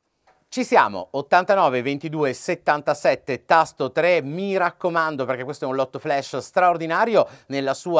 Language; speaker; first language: Italian; native; Italian